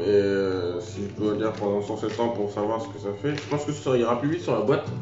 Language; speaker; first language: French; native; French